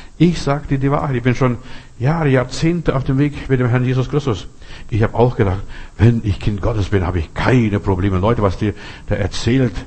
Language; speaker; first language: German; non-native, fluent; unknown